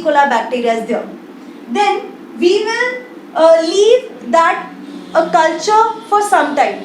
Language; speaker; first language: English; non-native, local second language; Hindi